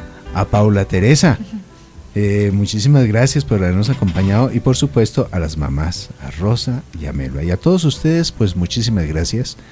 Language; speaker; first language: Spanish; native; Spanish